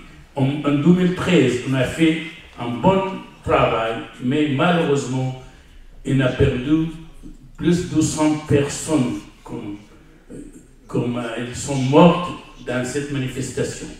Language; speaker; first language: French; non-native, learner; Arabic